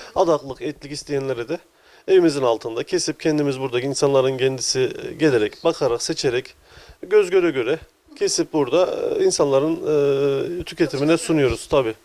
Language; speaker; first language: Turkish; native; Turkish